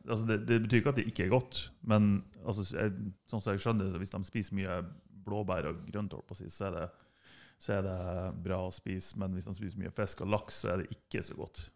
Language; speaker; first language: Norwegian; non-native, fluent; German